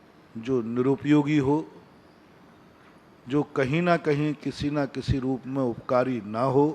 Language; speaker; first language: Hindi; native; Hindi